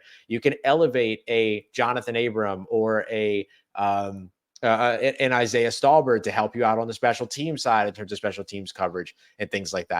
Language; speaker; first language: English; native; English